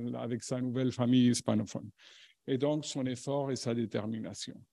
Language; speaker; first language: French; non-native, fluent; Spanish